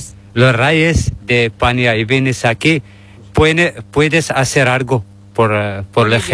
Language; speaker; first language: Spanish; non-native, learner; Arabic